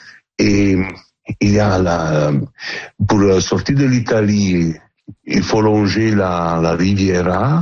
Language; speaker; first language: French; non-native, learner; Italian